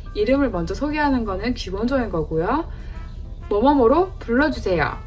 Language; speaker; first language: Korean; early bilingual, heritage; Korean